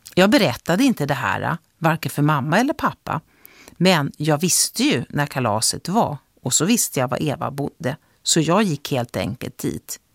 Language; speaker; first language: Swedish; native; Swedish